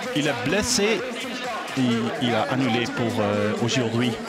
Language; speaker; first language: French; non-native, fluent; Dutch